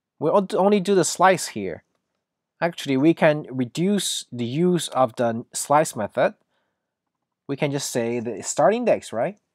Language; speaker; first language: English; non-native, fluent; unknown